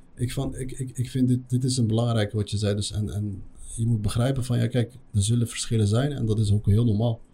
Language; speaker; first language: Dutch; early bilingual, other home language; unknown